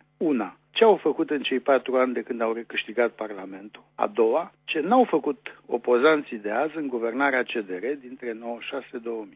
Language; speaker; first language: Romanian; native; Romanian